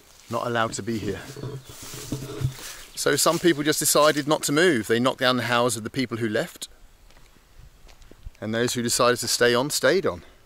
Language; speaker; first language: English; native; English